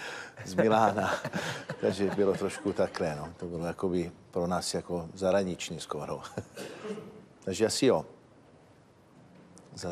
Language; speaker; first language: Czech; non-native, fluent; Italian